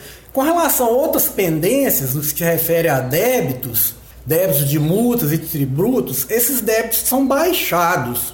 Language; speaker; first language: Portuguese; native; Portuguese